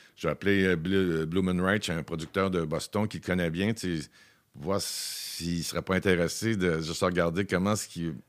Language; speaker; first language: French; native; French